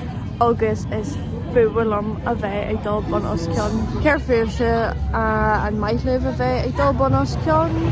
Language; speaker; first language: Irish; non-native, local second language; English